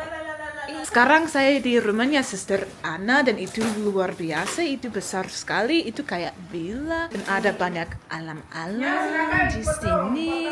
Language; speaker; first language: Indonesian; non-native, learner; English